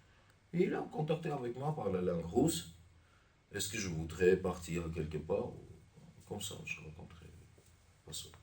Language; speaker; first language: French; non-native, learner; Armenian